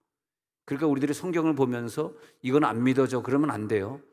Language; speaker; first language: Korean; native; Korean